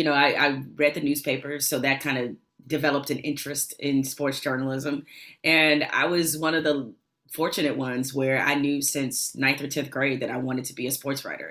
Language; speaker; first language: English; native; English